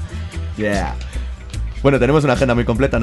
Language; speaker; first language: Spanish; native; Spanish